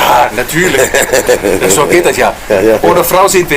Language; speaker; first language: German; non-native, learner; English